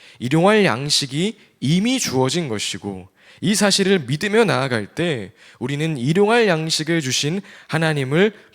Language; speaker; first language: Korean; native; Korean